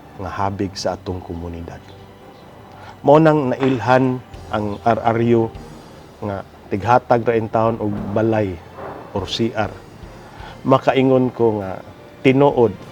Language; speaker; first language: Cebuano; native; Cebuano